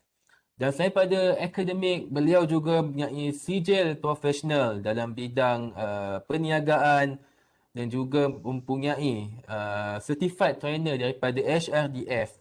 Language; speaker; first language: Malay; native; Malay